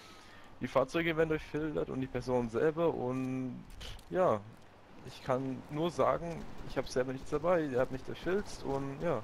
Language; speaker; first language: German; native; German